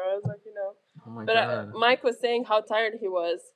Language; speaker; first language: English; non-native, fluent; Romanian